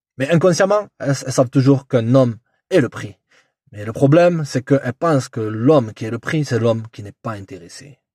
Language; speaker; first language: French; native; French